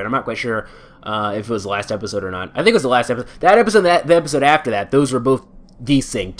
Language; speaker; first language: English; native; English